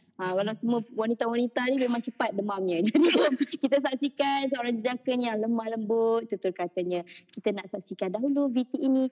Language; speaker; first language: Malay; native; Malay